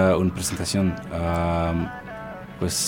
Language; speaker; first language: Spanish; early bilingual, heritage; Spanish